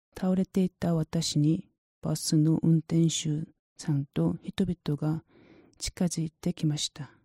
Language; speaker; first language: Japanese; non-native, learner; Korean